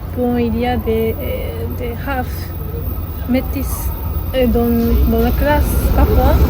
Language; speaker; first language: French; non-native, learner; Japanese